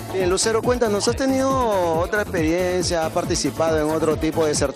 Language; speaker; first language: Spanish; native; Spanish